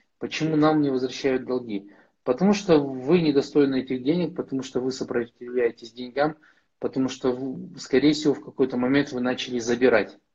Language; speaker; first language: Russian; native; Russian